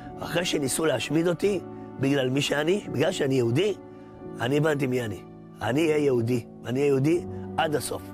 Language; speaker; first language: Hebrew; native; Hebrew